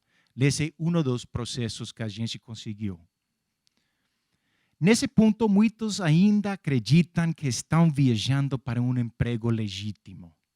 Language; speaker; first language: Portuguese; non-native, fluent; English